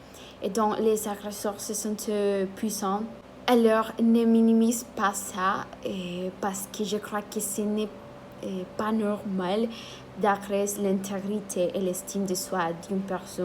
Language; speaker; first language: French; non-native, learner; Spanish